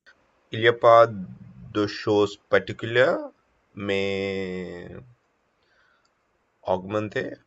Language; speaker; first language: French; non-native, learner; Telugu